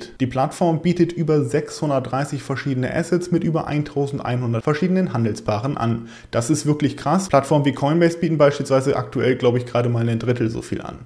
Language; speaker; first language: German; native; German